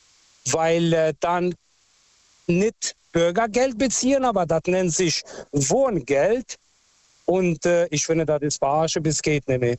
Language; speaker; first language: German; non-native, local second language; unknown